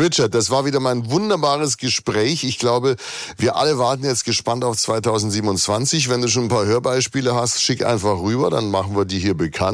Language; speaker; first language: German; native; German